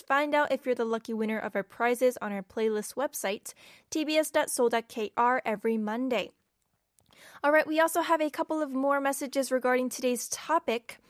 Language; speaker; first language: English; non-native, fluent; Korean